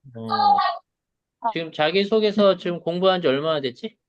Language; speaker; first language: Korean; native; Korean